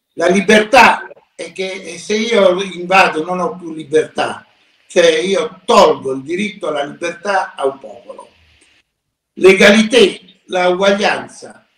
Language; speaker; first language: Italian; native; Italian